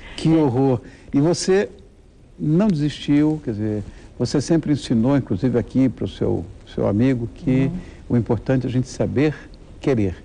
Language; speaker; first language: Portuguese; native; Portuguese